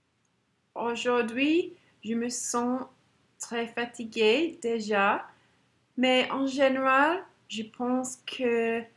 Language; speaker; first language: French; non-native, learner; English